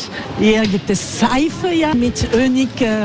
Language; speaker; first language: German; non-native, learner; French